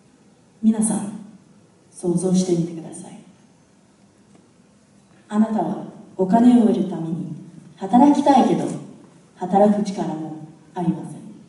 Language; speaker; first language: Japanese; non-native, fluent; English